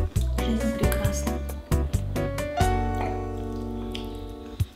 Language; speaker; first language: Russian; non-native, fluent; Armenian